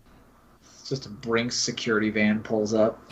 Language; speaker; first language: English; native; English